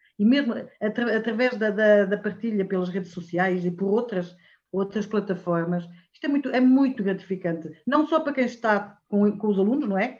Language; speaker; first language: Portuguese; native; Portuguese